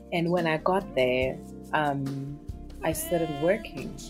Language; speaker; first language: English; non-native, local second language; Northern Sotho